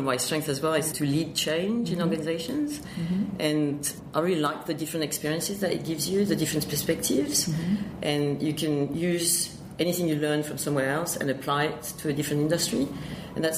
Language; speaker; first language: English; non-native, fluent; French